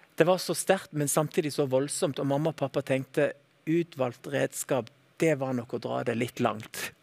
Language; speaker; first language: Norwegian; native; Norwegian